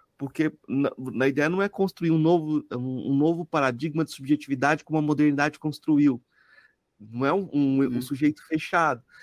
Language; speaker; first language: Portuguese; native; Portuguese